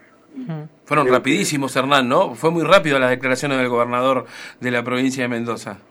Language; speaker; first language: Spanish; native; Spanish